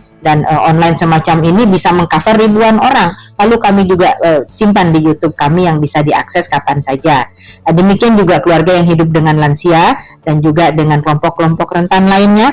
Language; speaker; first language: Indonesian; native; Indonesian